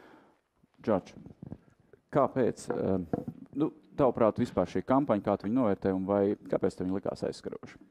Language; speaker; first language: Latvian; native; Latvian